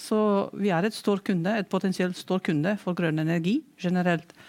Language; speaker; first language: Norwegian; non-native, fluent; Romanian